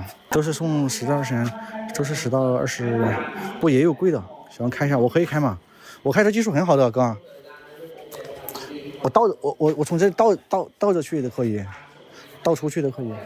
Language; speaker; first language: Chinese; native; Chinese